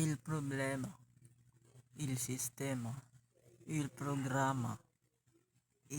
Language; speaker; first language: Italian; non-native, learner; Filipino